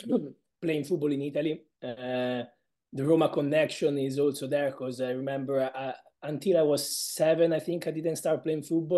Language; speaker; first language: English; non-native, fluent; Italian